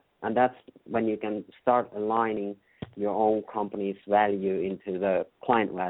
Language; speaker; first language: English; non-native, fluent; Finnish